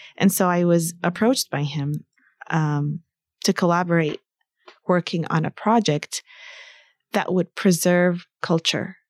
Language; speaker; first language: English; early bilingual, other home language; Arabic